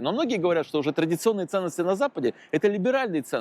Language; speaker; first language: Russian; native; Russian